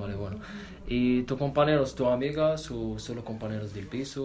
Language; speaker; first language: Spanish; non-native, learner; Arabic